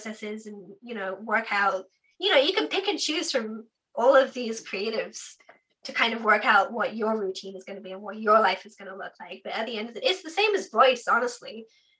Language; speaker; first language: English; native; English